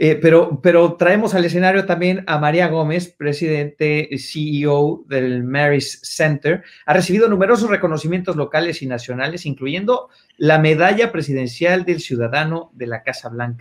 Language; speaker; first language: Spanish; native; Spanish